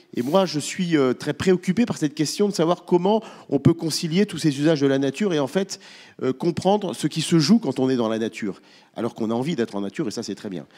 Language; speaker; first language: French; native; French